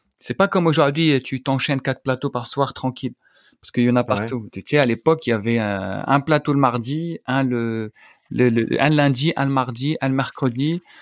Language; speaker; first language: French; non-native, local second language; Arabic